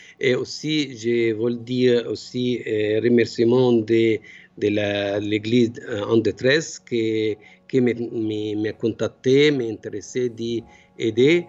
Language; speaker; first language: French; non-native, learner; Arabic